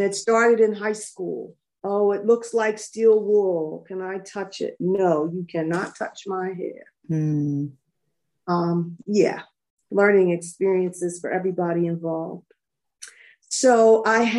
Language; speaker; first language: English; native; English